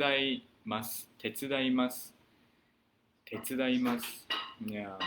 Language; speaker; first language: Japanese; non-native, fluent; English